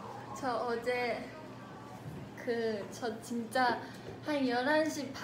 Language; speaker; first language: Korean; non-native, fluent; Chinese